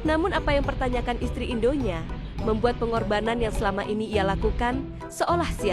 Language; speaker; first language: Indonesian; native; Indonesian